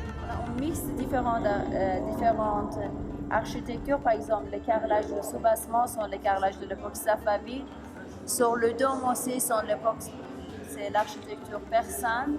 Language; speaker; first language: French; non-native, fluent; Persian